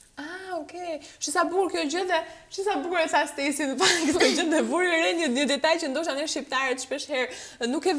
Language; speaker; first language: Albanian; native; Albanian